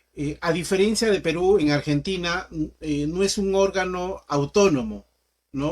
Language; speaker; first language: Spanish; native; Spanish